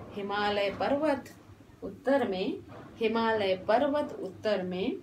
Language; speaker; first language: Hindi; non-native, local second language; Kannada